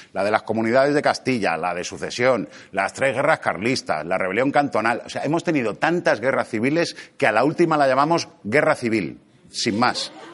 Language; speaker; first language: Spanish; native; Spanish